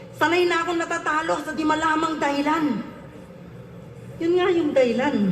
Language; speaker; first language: Filipino; native; Filipino